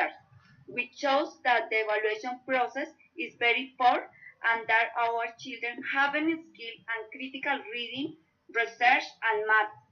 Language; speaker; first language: English; non-native, learner; Spanish